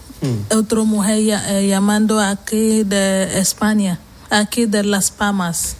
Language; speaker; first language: Spanish; non-native, learner; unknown